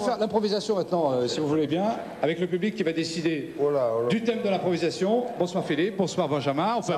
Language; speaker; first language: French; native; French